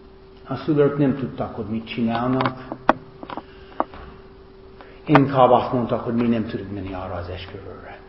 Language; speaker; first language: Hungarian; non-native, fluent; English